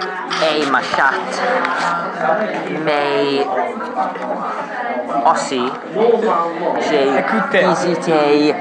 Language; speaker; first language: French; non-native, learner; English